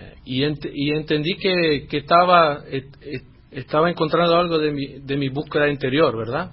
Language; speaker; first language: Spanish; non-native, fluent; Dutch